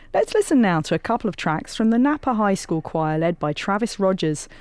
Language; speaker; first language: English; native; English